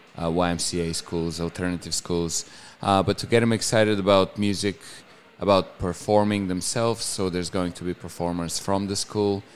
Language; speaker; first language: English; non-native, fluent; Bulgarian